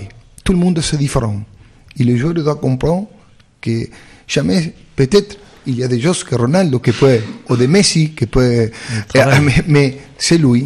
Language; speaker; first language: French; non-native, fluent; Spanish